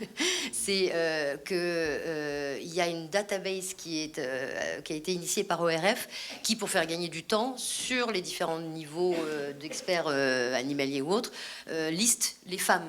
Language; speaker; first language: French; native; French